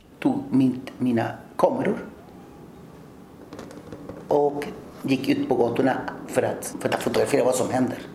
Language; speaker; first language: Swedish; early bilingual, other home language; Spanish